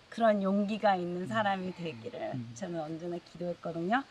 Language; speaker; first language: Korean; early bilingual, heritage; Korean